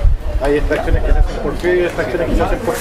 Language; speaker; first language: Spanish; native; Spanish